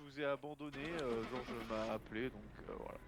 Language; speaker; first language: French; native; French